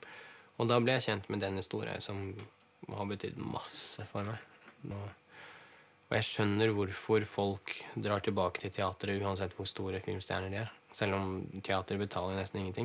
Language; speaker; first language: Norwegian; early bilingual, other home language; Russian